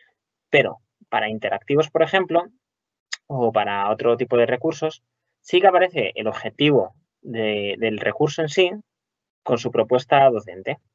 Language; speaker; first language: Spanish; native; Spanish